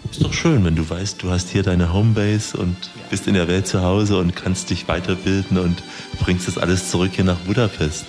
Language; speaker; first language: German; native; German